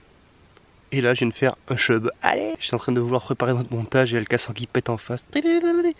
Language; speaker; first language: French; native; French